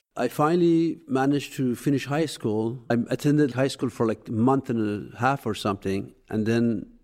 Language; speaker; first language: English; non-native, fluent; Persian